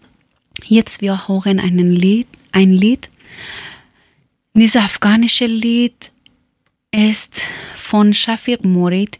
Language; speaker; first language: German; non-native, learner; Persian